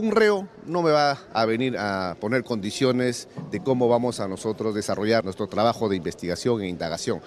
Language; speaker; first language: Spanish; native; Spanish